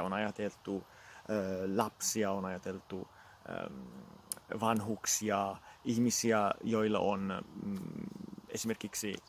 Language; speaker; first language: Finnish; non-native, fluent; Italian